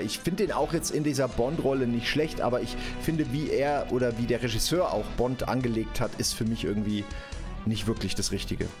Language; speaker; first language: German; native; German